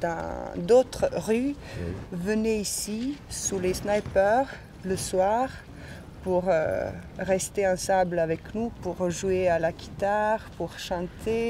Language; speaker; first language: French; non-native, fluent; Bosnian